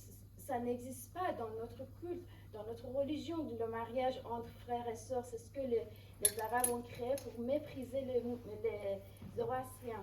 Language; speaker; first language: French; non-native, fluent; Persian